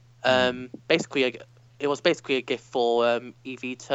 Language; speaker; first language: English; native; English